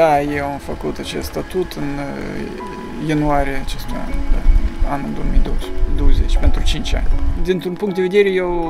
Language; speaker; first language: Romanian; non-native, local second language; Russian